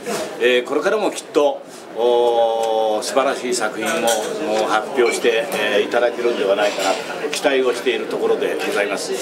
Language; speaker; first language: Japanese; native; Japanese